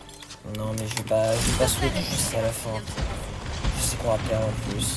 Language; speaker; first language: French; native; French